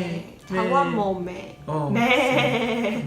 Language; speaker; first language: Japanese; non-native, learner; Chinese